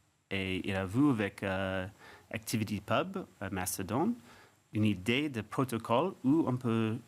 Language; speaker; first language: French; non-native, fluent; English